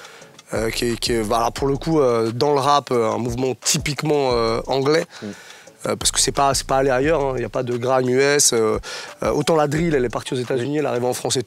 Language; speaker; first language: French; native; French